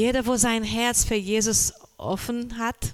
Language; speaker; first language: German; non-native, learner; Portuguese